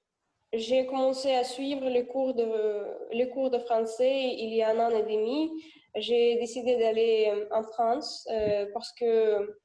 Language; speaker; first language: French; non-native, learner; Russian